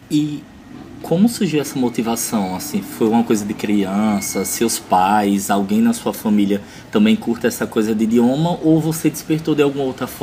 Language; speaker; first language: Portuguese; native; Portuguese